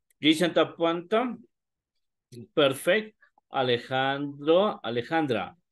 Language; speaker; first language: English; non-native, learner; Spanish